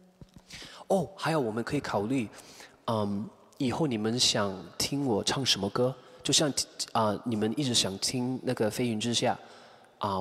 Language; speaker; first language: Chinese; non-native, fluent; English